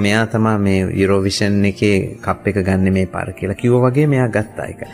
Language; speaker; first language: Sinhala; non-native, local second language; Tamil